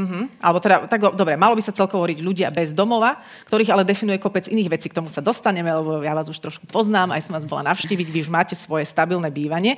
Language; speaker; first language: Slovak; native; Slovak